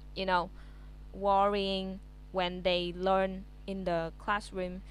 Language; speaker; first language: English; non-native, fluent; Vietnamese